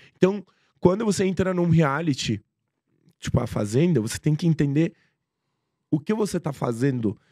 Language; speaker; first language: Portuguese; non-native, fluent; Persian